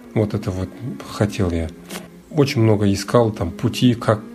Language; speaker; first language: Russian; early bilingual, other home language; Mongolian